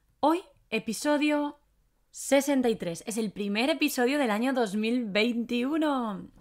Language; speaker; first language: Spanish; native; Spanish